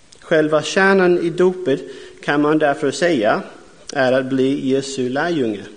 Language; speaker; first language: Swedish; non-native, fluent; English